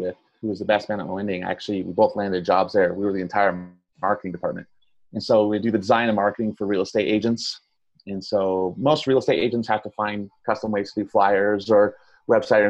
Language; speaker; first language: English; native; English